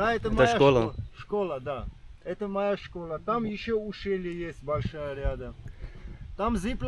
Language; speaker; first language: Russian; non-native, fluent; Armenian